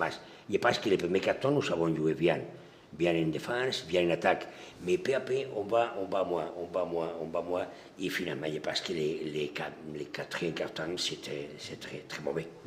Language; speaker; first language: French; non-native, learner; Spanish